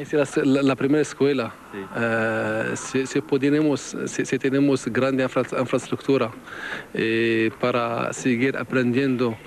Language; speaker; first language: Spanish; non-native, fluent; Arabic